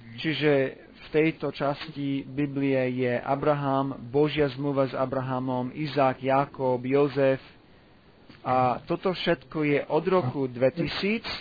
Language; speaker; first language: Slovak; non-native, fluent; English